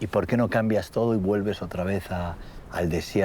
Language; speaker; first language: Spanish; native; Spanish